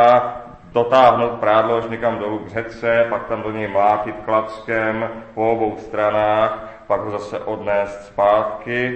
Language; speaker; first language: Czech; native; Czech